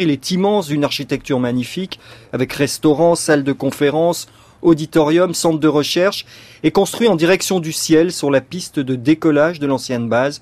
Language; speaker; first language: French; native; French